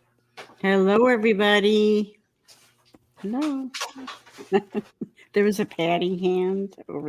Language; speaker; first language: English; native; English